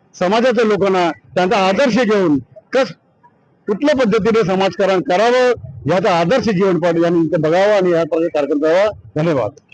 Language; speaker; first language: Marathi; non-native, local second language; Hindi